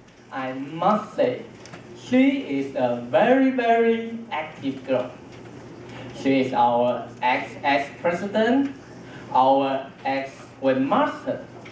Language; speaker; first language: English; non-native, fluent; Chinese